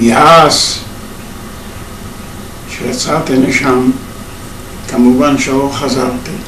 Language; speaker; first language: Hebrew; non-native, fluent; Yiddish